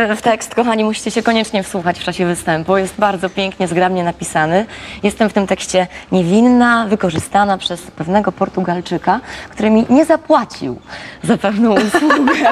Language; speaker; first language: Polish; non-native, local second language; Kashubian